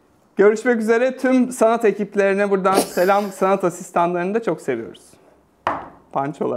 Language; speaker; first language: Turkish; native; Turkish